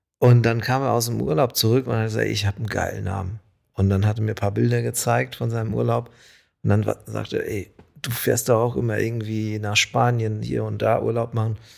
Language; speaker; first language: German; early bilingual, other home language; Polish